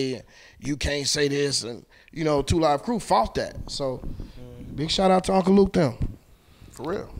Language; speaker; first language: English; native; English